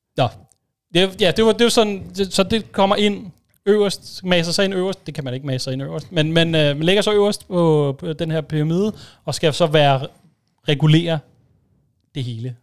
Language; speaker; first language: Danish; native; Danish